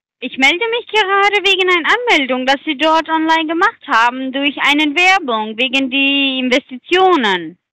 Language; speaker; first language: German; non-native, fluent; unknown